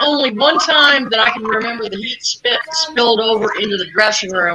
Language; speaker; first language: English; native; English